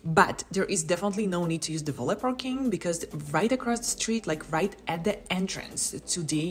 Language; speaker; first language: English; non-native, fluent; Hebrew